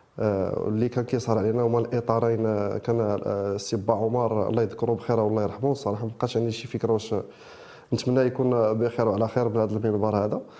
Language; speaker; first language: Arabic; native; Arabic